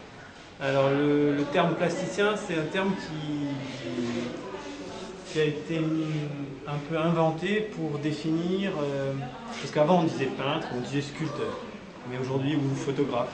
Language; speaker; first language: French; native; French